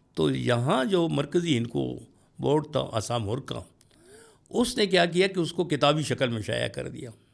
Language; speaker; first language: Urdu; non-native, local second language; Pashto